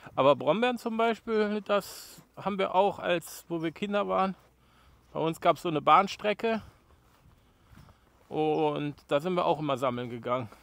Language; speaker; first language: German; native; German